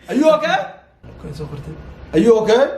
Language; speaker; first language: English; non-native, learner; Somali